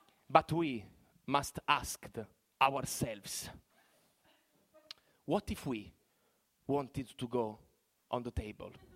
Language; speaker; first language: English; non-native, fluent; Italian